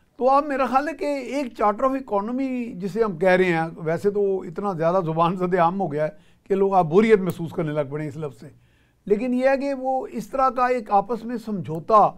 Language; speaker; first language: Urdu; native; Urdu